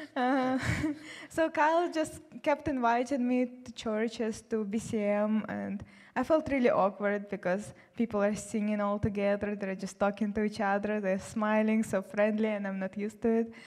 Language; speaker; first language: English; non-native, fluent; Russian